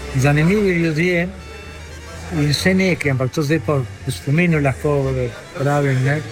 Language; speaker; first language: Slovenian; early bilingual, heritage; Slovenian